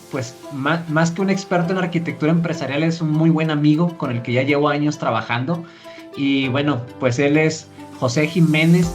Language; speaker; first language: Spanish; native; Spanish